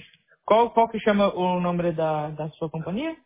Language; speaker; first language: Spanish; non-native, learner; Portuguese